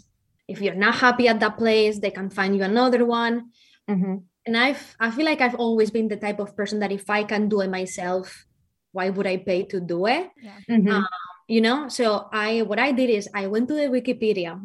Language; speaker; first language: English; non-native, fluent; Spanish